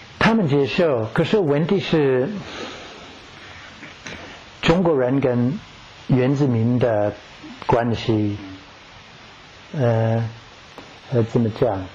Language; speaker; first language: Chinese; non-native, learner; English